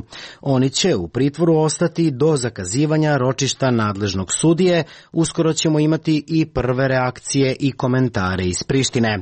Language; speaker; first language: Serbian; native; Serbian